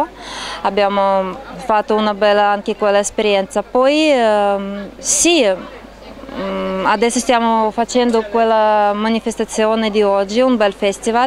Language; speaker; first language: Italian; non-native, learner; Russian